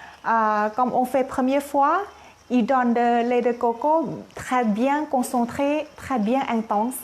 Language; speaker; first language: French; non-native, learner; Thai